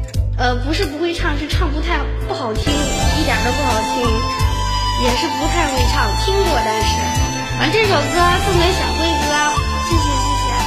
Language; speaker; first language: Chinese; native; Chinese